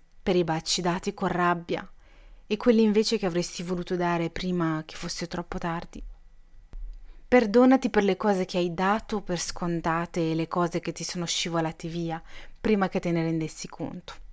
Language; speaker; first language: Italian; native; Italian